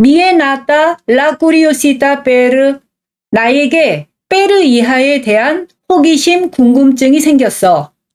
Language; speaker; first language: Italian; non-native, fluent; Korean